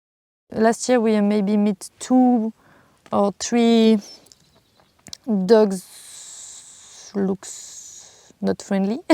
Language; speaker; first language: English; non-native, learner; French